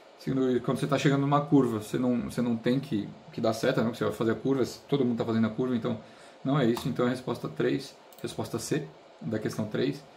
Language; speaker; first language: Portuguese; native; Portuguese